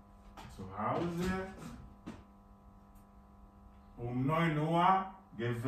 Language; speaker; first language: German; non-native, fluent; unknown